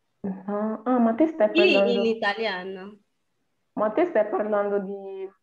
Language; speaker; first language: Italian; non-native, fluent; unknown